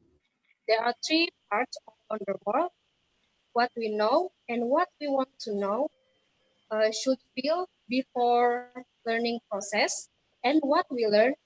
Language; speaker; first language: English; non-native, learner; Indonesian